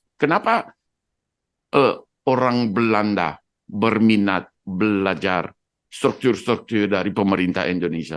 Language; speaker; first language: Indonesian; non-native, fluent; Dutch